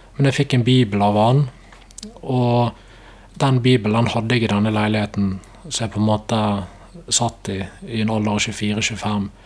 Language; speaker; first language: Norwegian; native; Norwegian